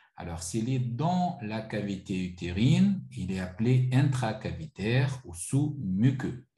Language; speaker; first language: French; non-native, local second language; Arabic